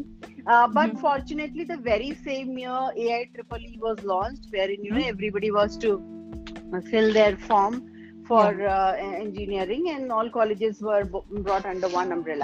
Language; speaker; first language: English; non-native, local second language; Hindi